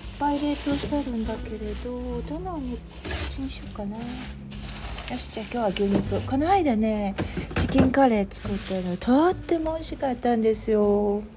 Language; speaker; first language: Japanese; native; Japanese